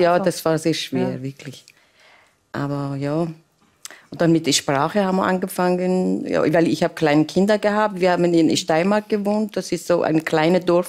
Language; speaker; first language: German; non-native, learner; Persian